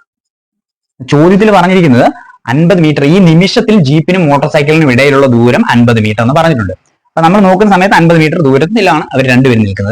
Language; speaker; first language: Malayalam; native; Malayalam